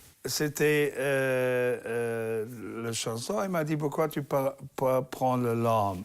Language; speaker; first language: French; non-native, learner; German